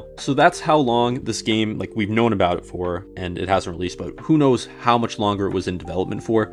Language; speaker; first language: English; native; English